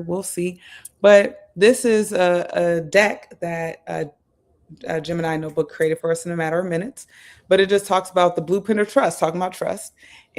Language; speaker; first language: English; native; English